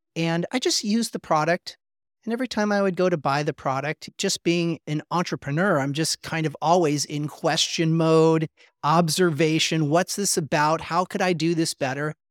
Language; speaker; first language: English; native; English